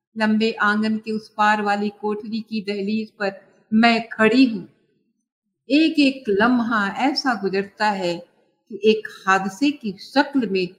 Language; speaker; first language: Hindi; native; Hindi